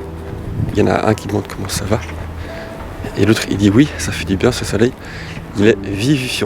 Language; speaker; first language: French; native; French